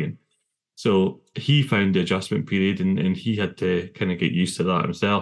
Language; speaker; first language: English; native; English